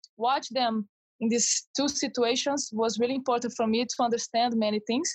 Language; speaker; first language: English; non-native, fluent; Portuguese